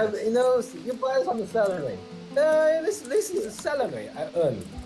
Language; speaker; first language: English; non-native, learner; Vietnamese